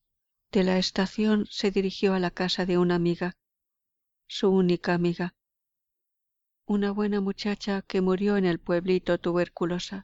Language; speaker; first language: Spanish; native; Spanish